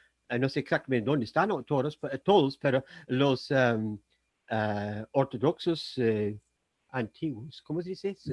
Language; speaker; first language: Spanish; non-native, fluent; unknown